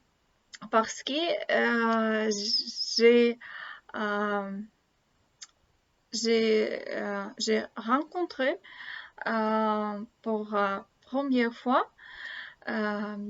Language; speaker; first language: French; non-native, learner; Russian